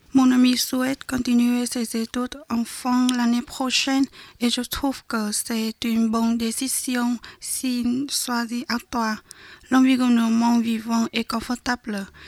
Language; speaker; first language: French; non-native, learner; Vietnamese